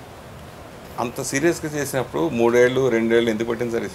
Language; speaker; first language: Telugu; native; Telugu